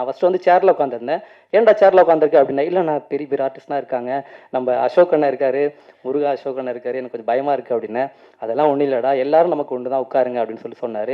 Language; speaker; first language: Tamil; native; Tamil